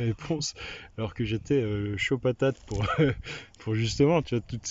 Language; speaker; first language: French; native; French